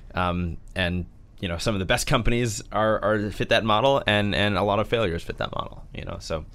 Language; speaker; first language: English; native; English